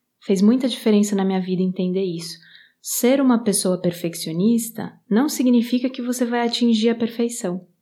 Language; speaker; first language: Portuguese; native; Portuguese